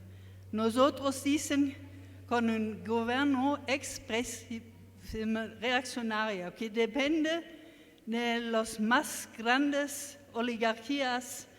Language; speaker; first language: Spanish; non-native, learner; German